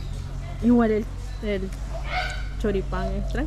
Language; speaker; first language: Spanish; native; Spanish